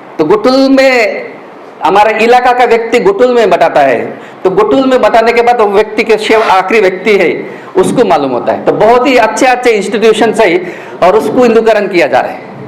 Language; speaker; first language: Hindi; non-native, local second language; Gondi